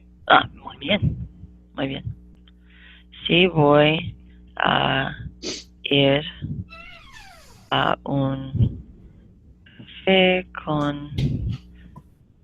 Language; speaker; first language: Spanish; non-native, fluent; English